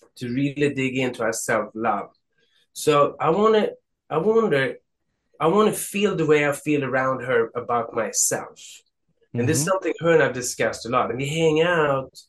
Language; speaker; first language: English; non-native, fluent; Swedish